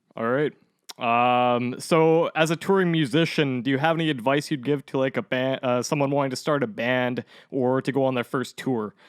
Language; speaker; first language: English; native; English